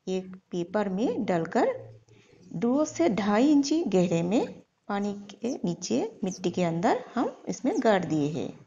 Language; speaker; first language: Hindi; non-native, local second language; Bangla